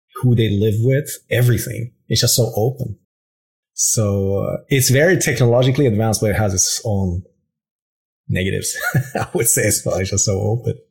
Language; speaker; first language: English; non-native, fluent; Persian